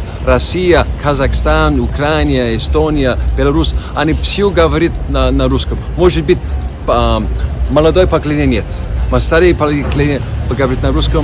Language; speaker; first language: Russian; non-native, learner; English